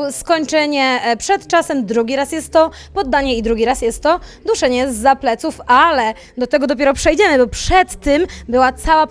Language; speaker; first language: Polish; native; Polish